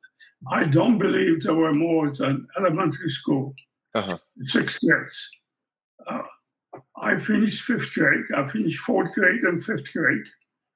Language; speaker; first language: English; non-native, fluent; Polish